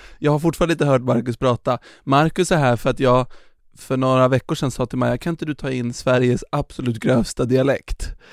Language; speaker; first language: Swedish; native; Swedish